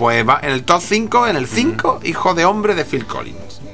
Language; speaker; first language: Spanish; native; Spanish